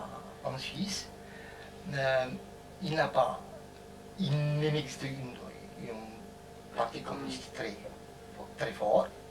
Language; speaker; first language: French; non-native, fluent; Romanian